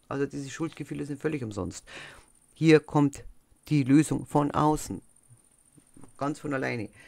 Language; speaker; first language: German; native; German